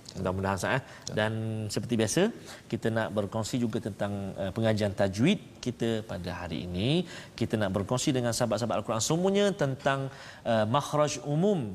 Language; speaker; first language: Malay; native; Malay